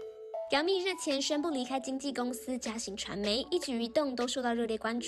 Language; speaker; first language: Chinese; native; Chinese